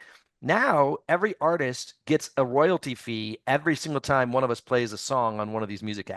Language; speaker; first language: English; native; English